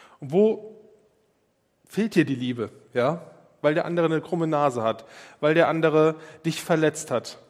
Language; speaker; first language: German; native; German